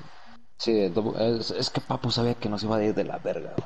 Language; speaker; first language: Spanish; native; Spanish